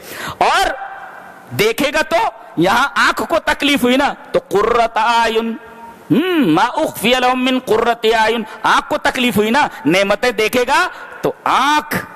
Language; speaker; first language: Urdu; native; Urdu